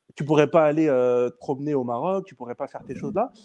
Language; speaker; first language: French; native; French